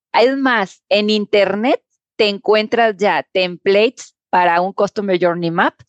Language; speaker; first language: Spanish; native; Spanish